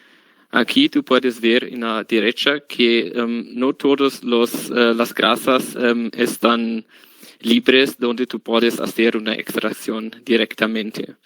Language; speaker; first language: Spanish; non-native, learner; German